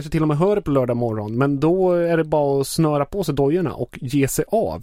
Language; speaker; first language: Swedish; native; Swedish